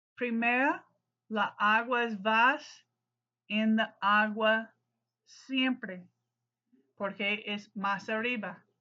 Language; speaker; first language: Spanish; non-native, learner; English